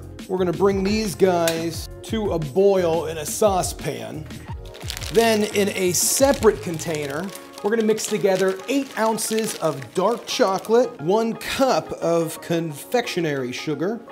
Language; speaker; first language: English; native; English